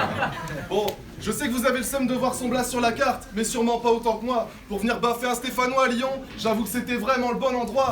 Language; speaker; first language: French; native; French